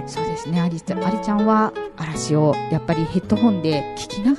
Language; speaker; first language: Japanese; native; Japanese